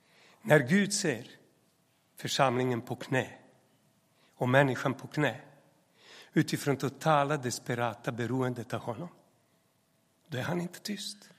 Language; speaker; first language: Swedish; non-native, fluent; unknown